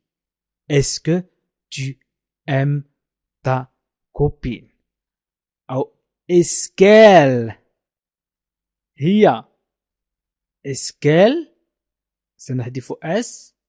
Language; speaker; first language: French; non-native, fluent; Arabic